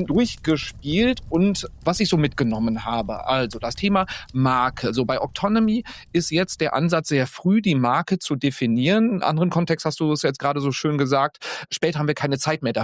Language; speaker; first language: German; native; German